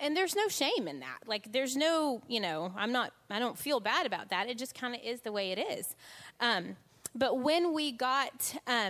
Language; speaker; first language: English; native; English